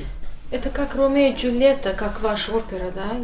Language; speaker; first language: Russian; non-native, learner; Azerbaijani